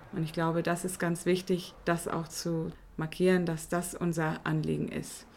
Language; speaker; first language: German; non-native, fluent; Danish